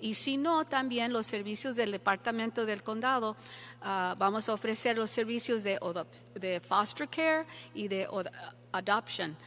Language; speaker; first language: Spanish; early bilingual, heritage; Spanish